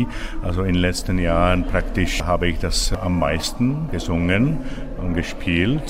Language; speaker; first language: German; non-native, fluent; Czech